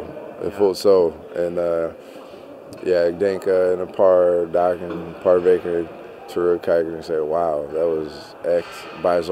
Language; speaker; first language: Dutch; non-native, fluent; English